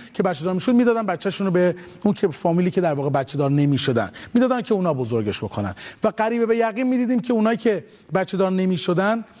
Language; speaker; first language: Persian; native; Persian